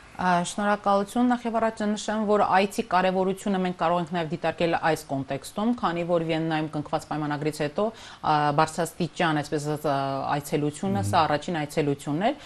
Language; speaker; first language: Armenian; native; Armenian